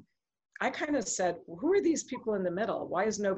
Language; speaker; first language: English; native; English